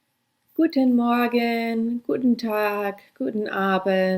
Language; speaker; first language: German; non-native, fluent; English